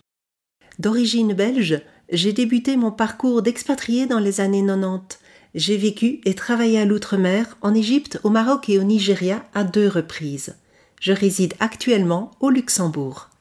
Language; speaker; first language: French; native; French